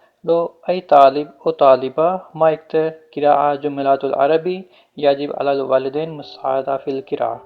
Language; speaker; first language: Arabic; non-native, learner; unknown